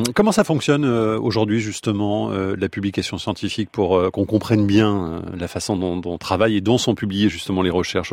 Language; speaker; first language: French; native; French